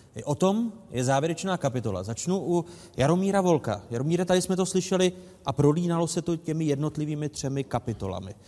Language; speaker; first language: Czech; native; Czech